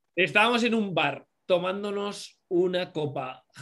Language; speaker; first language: Spanish; native; Spanish